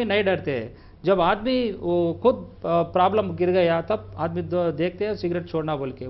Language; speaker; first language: Hindi; non-native, local second language; Telugu